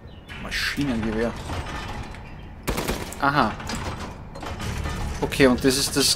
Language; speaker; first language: German; native; German